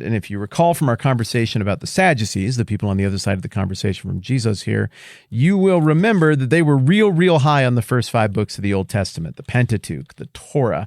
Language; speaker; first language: English; native; English